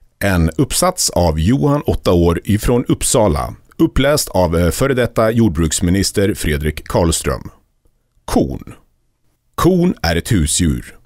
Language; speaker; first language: Swedish; native; Swedish